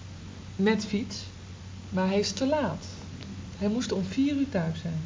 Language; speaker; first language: Dutch; native; Dutch